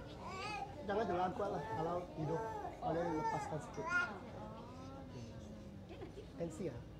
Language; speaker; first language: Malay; non-native, local second language; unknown